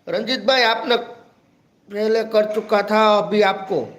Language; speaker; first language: Hindi; non-native, local second language; Gujarati